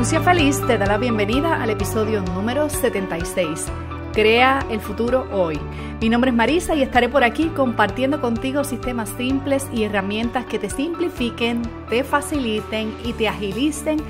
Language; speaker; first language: Spanish; native; Spanish